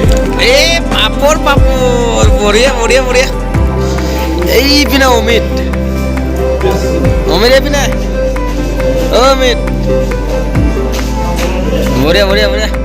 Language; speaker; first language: Hindi; non-native, local second language; Assamese